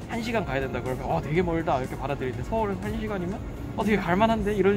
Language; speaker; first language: Korean; native; Korean